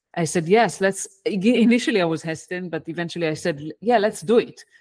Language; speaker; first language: English; non-native, fluent; Hebrew